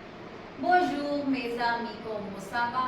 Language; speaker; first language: French; non-native, learner; Hindi